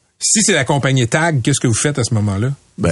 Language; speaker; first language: French; native; French